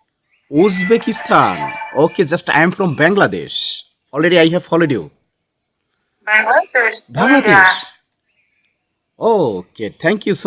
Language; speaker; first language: English; non-native, learner; Bangla